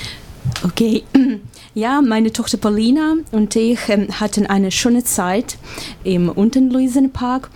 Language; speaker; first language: German; non-native, learner; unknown